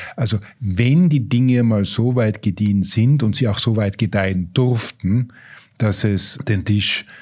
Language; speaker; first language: German; native; German